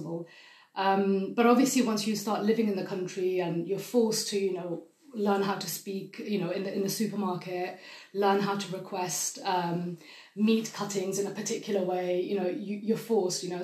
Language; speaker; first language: English; non-native, fluent; German